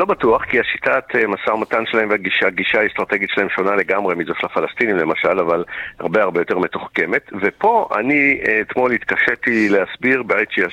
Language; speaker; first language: Hebrew; non-native, local second language; English